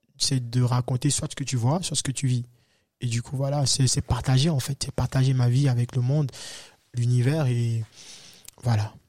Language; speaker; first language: French; native; French